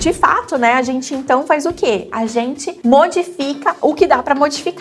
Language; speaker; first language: Portuguese; native; Portuguese